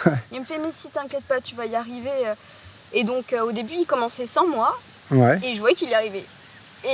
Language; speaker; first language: French; native; French